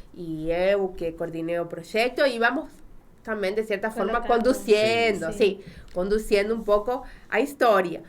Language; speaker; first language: Portuguese; non-native, fluent; Spanish